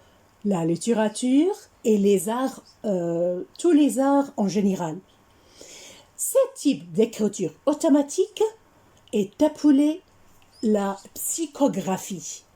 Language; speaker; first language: French; non-native, fluent; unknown